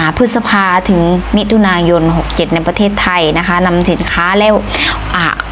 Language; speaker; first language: Thai; native; Thai